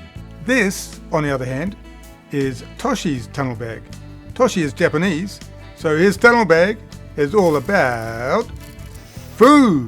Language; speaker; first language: English; native; English